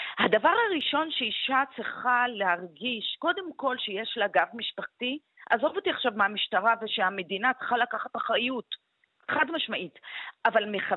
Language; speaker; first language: Hebrew; non-native, local second language; Arabic